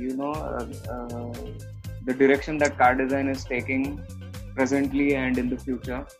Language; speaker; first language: English; non-native, local second language; Marathi